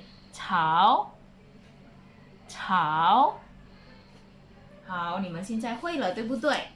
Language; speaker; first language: Chinese; non-native, fluent; Indonesian